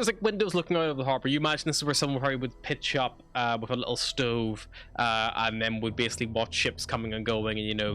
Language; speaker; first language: English; native; English